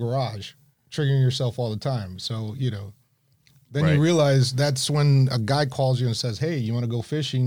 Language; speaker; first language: English; native; English